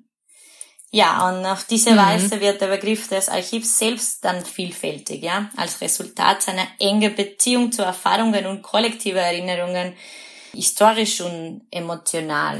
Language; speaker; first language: German; non-native, fluent; Spanish